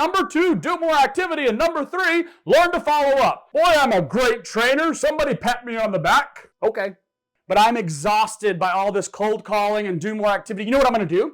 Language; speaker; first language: English; native; English